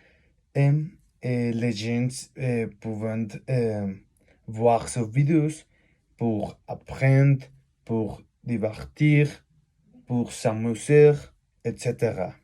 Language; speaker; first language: French; non-native, learner; Spanish